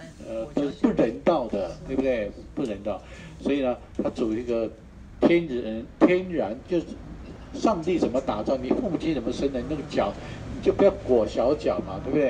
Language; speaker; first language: Chinese; native; Chinese